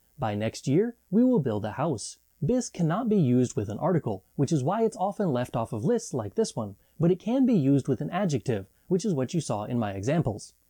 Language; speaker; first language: English; native; English